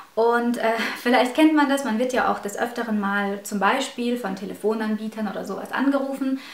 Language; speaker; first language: German; early bilingual, other home language; Russian